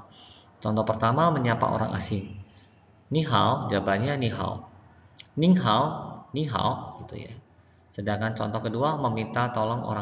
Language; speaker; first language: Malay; non-native, fluent; Chinese